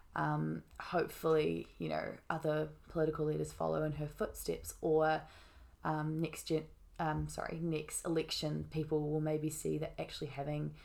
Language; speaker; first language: English; native; English